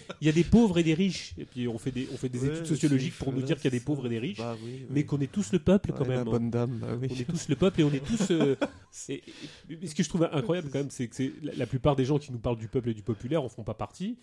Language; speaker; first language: French; native; French